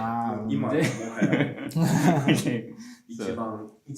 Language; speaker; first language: Japanese; native; Japanese